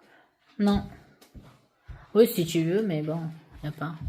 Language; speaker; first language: French; non-native, learner; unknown